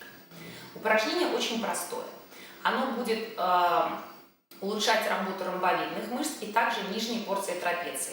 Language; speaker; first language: Russian; native; Russian